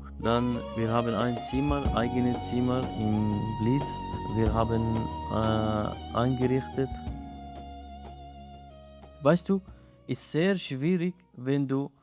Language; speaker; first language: German; non-native, learner; Arabic